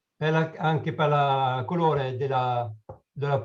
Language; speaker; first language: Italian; non-native, learner; French